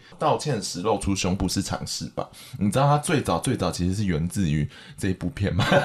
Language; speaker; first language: Chinese; native; Chinese